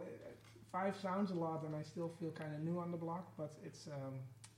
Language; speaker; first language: English; non-native, fluent; Dutch